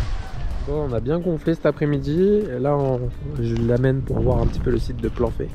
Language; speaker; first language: French; native; French